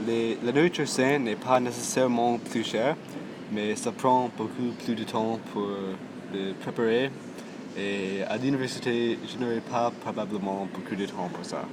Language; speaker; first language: French; non-native, local second language; English